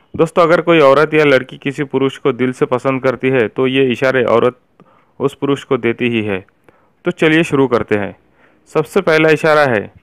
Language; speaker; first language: Hindi; native; Hindi